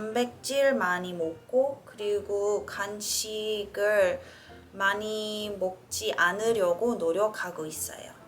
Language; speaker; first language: Korean; early bilingual, heritage; English